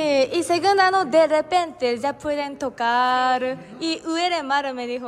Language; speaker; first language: Spanish; non-native, learner; Japanese